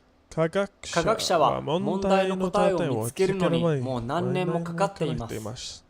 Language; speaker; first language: Japanese; non-native, learner; English